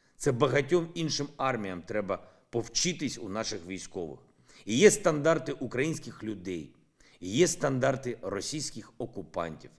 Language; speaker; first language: Ukrainian; non-native, local second language; Russian